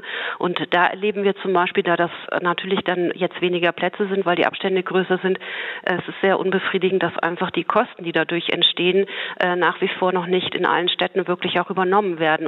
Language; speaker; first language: German; native; German